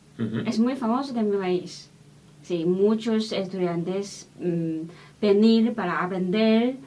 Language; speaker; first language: Spanish; non-native, learner; Chinese